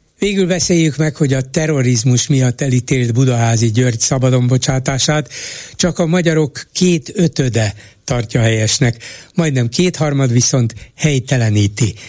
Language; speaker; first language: Hungarian; native; Hungarian